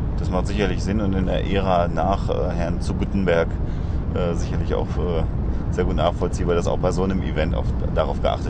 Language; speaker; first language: German; native; German